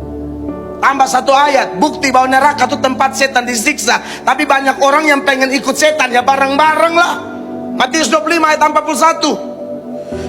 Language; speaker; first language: Indonesian; native; Indonesian